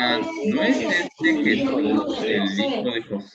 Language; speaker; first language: Spanish; native; Spanish